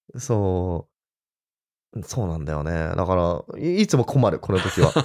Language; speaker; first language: Japanese; early bilingual, heritage; Japanese